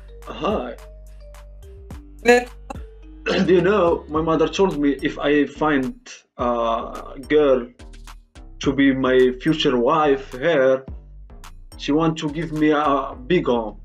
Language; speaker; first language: English; non-native, learner; Arabic